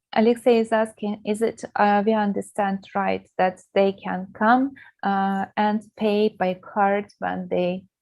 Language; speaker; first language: English; non-native, fluent; Russian